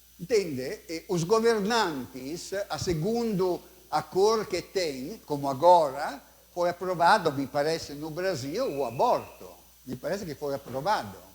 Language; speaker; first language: Portuguese; non-native, fluent; Italian